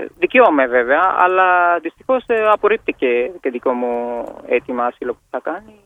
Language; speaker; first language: Greek; non-native, fluent; Kashmiri